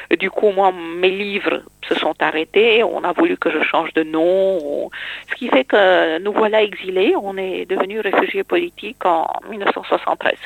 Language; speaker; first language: French; non-native, fluent; Romanian